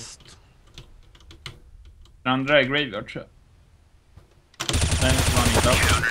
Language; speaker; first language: Swedish; native; Swedish